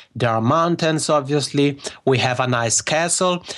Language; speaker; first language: English; non-native, fluent; Italian